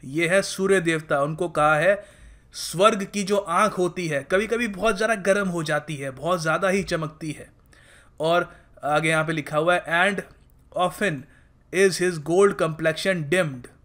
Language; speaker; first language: Hindi; native; Hindi